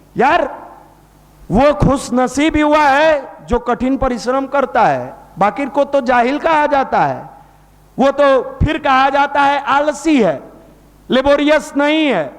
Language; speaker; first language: Hindi; native; Hindi